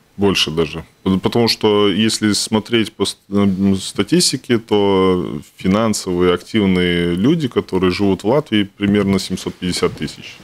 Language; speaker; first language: Russian; non-native, local second language; Latvian